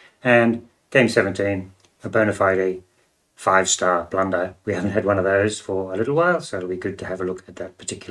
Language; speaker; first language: English; native; English